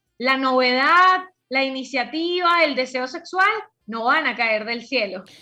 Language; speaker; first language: Spanish; native; Spanish